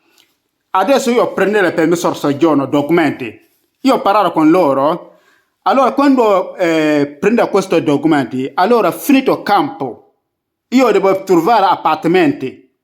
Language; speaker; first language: Italian; non-native, learner; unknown